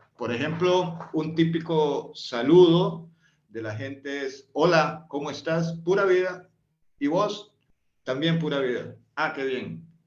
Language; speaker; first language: Spanish; native; Spanish